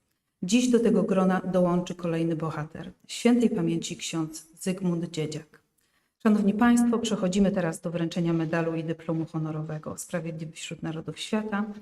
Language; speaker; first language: Polish; native; Polish